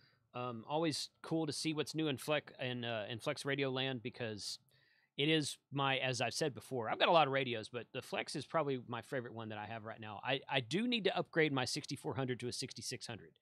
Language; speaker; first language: English; native; English